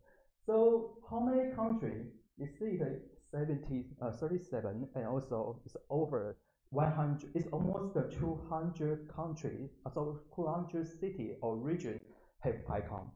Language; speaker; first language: English; non-native, learner; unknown